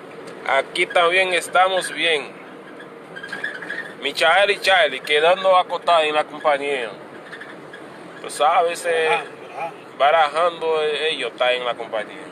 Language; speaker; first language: Spanish; non-native, learner; Haitian Creole